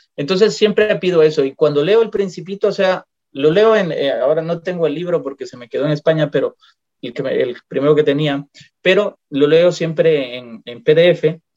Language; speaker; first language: Spanish; native; Spanish